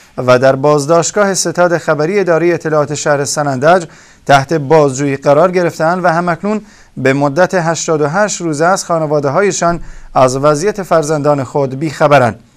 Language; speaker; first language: Persian; non-native, local second language; Kurdish